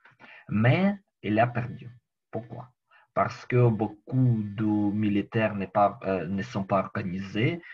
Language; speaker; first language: French; non-native, learner; Ukrainian